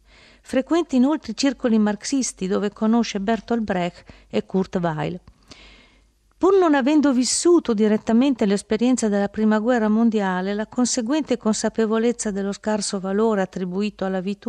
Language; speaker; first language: Italian; native; Italian